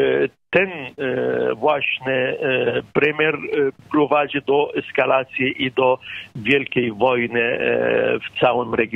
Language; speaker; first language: Polish; non-native, fluent; Arabic